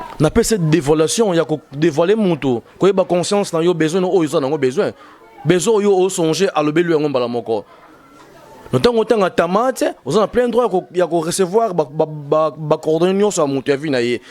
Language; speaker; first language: Lingala; native; Lingala